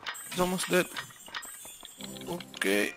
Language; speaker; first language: English; non-native, learner; Turkish